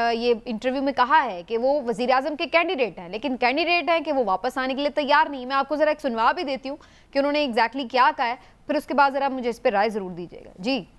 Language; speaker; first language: Urdu; native; Urdu